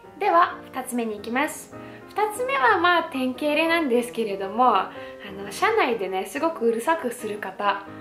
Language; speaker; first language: Japanese; non-native, fluent; Russian